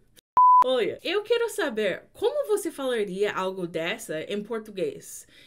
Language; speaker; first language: Portuguese; non-native, fluent; English